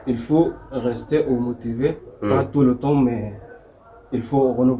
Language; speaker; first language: French; non-native, learner; Arabic